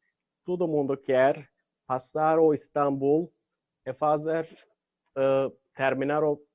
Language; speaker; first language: Portuguese; non-native, learner; Turkish